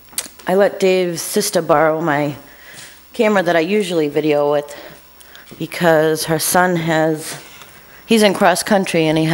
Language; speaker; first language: English; native; English